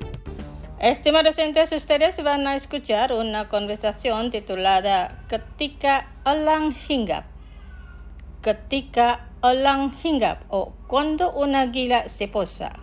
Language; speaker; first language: Spanish; non-native, fluent; Indonesian